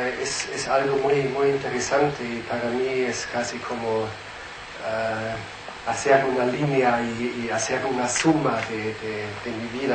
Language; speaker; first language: Spanish; non-native, fluent; German